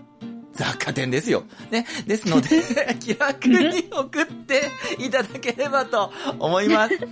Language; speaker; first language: Japanese; native; Japanese